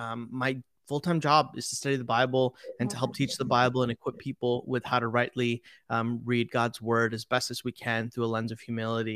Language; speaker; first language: English; early bilingual, other home language; Telugu